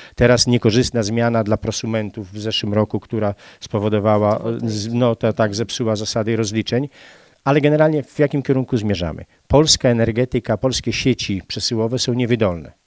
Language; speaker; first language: Polish; native; Polish